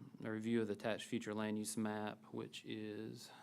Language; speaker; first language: English; native; English